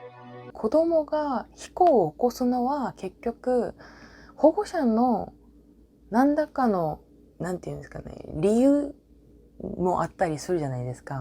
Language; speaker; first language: Japanese; non-native, fluent; Korean